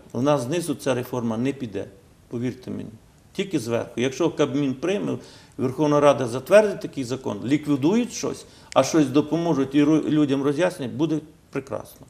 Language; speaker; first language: Ukrainian; native; Ukrainian